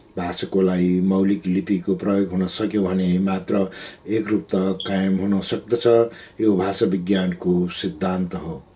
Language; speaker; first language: Nepali; non-native, local second language; Gurung